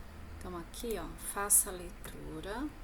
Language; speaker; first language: Portuguese; native; Portuguese